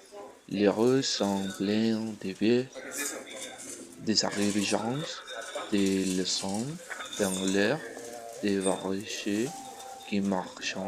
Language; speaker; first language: French; non-native, learner; Spanish